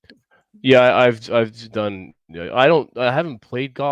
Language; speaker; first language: English; native; English